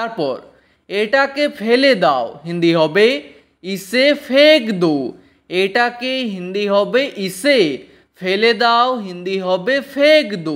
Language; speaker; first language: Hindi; non-native, local second language; Bangla